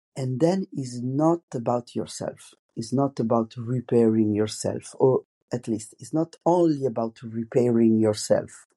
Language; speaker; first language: English; non-native, fluent; Italian